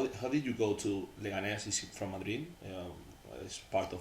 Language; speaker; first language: English; non-native, learner; Spanish